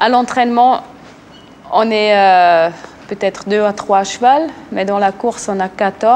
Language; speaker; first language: French; non-native, local second language; Swiss German